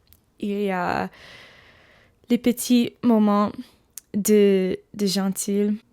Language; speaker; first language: French; non-native, learner; English